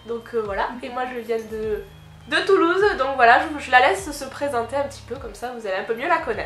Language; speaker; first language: French; native; French